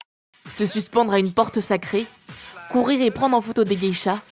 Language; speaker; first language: French; native; French